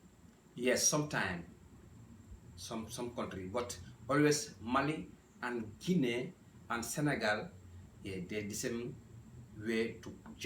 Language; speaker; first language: English; non-native, learner; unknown